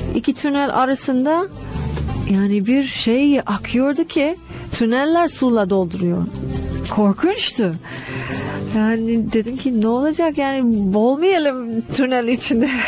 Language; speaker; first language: Turkish; non-native, fluent; English